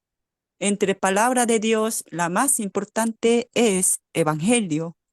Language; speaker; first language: Spanish; non-native, fluent; Korean